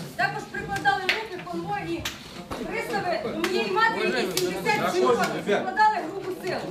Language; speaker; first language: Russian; non-native, local second language; Ukrainian